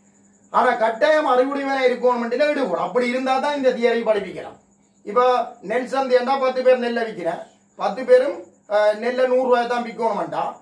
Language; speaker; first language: Tamil; native; Tamil